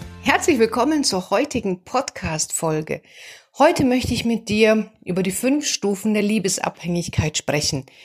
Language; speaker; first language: German; native; German